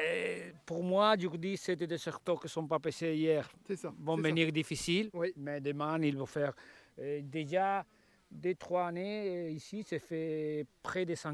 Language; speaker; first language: French; non-native, learner; Spanish